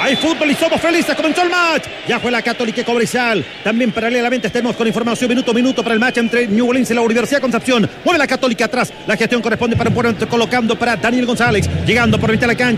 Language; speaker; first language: Spanish; native; Spanish